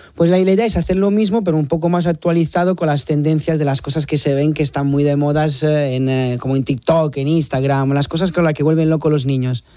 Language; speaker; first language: Spanish; non-native, fluent; Italian